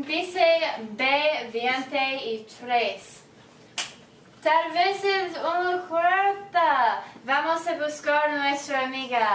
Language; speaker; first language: Spanish; non-native, learner; English